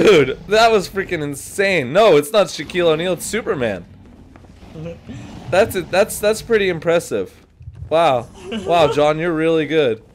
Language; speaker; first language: English; native; English